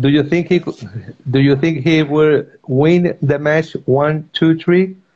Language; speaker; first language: English; non-native, fluent; Spanish